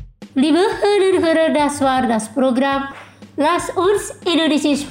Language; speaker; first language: German; non-native, learner; Indonesian